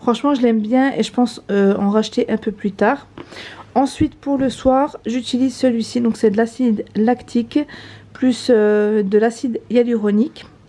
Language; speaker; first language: French; native; French